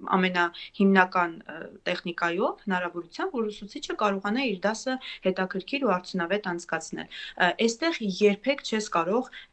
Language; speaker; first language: Armenian; native; Armenian